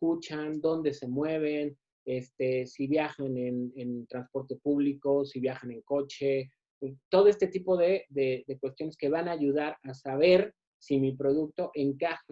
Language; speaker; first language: Spanish; native; Spanish